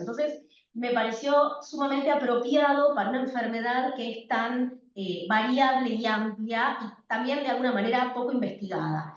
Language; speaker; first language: Spanish; native; Spanish